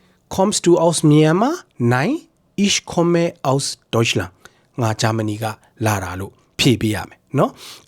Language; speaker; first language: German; non-native, fluent; Burmese